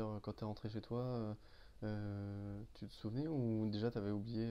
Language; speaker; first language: French; native; French